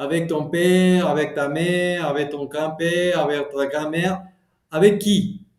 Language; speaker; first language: French; non-native, fluent; Spanish